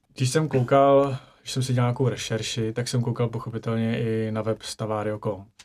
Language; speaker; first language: Czech; native; Czech